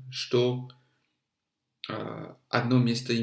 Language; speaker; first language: Russian; non-native, fluent; French